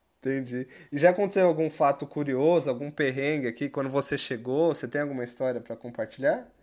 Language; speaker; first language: Portuguese; native; Portuguese